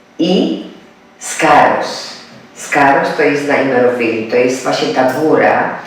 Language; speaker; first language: Polish; native; Polish